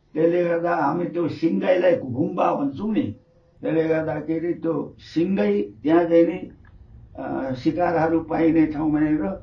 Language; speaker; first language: Nepali; non-native, local second language; Limbu